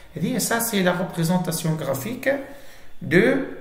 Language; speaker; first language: French; non-native, local second language; Arabic